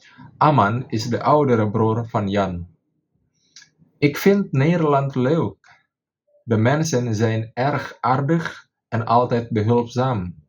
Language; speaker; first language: Dutch; non-native, fluent; Indonesian